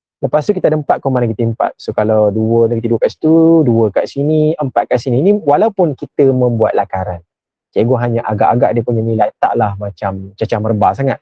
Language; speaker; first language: Malay; native; Malay